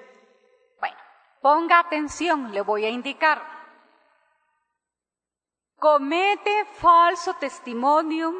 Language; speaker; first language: Spanish; native; Spanish